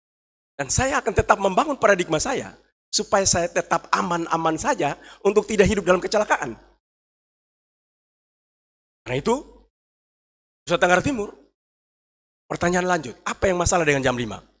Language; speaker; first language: Indonesian; native; Indonesian